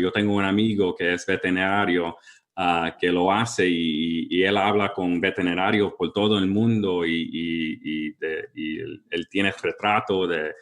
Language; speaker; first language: Spanish; early bilingual, heritage; English